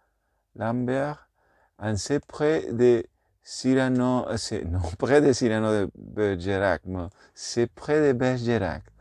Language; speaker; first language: French; non-native, learner; Spanish